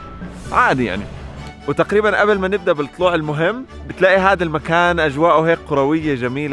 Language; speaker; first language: Arabic; native; Arabic